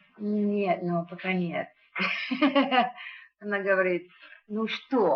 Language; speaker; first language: Russian; non-native, learner; English